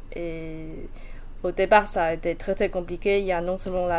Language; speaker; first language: French; non-native, fluent; Chinese